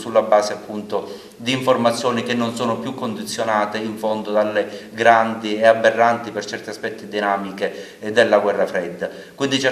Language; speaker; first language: Italian; native; Italian